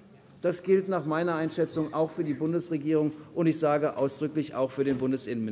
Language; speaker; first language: German; native; German